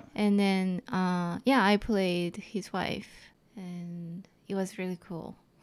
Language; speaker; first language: English; non-native, fluent; Japanese